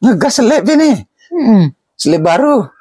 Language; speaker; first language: Indonesian; native; Indonesian